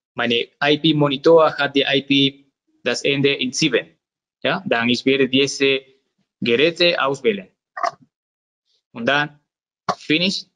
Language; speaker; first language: German; non-native, learner; Spanish